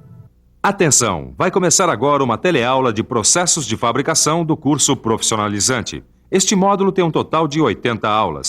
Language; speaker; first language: Portuguese; native; Portuguese